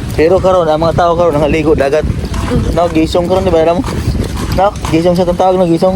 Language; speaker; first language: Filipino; non-native, local second language; Cebuano